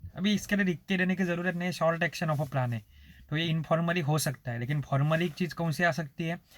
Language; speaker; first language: Hindi; non-native, local second language; Marathi